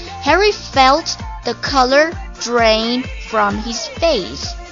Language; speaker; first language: English; non-native, fluent; Chinese